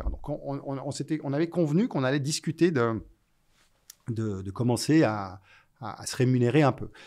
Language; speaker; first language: French; native; French